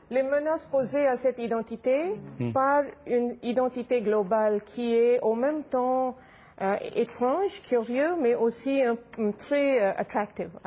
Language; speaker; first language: French; non-native, fluent; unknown